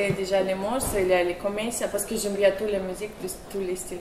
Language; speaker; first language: French; non-native, learner; Russian